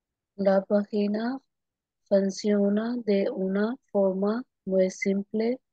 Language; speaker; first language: Spanish; non-native, learner; Urdu